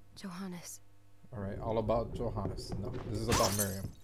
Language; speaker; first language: English; native; English